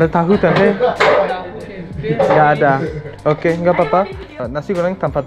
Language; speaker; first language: Indonesian; non-native, learner; English